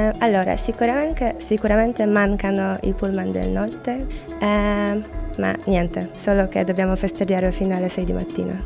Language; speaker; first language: Italian; non-native, fluent; Polish